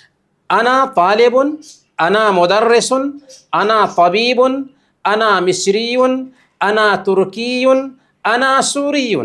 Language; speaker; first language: Arabic; non-native, fluent; Urdu